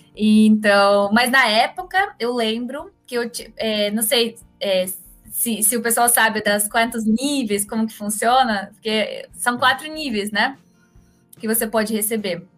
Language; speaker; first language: Portuguese; non-native, fluent; Russian